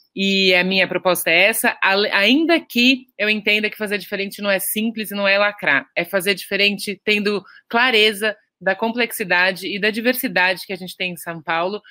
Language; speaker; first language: Portuguese; native; Portuguese